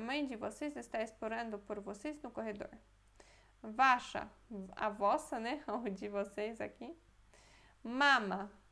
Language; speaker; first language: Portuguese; non-native, fluent; Polish